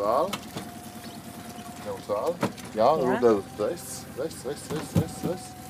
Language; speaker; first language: German; non-native, learner; Polish